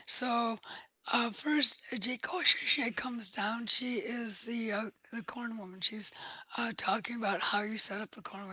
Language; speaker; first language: English; native; English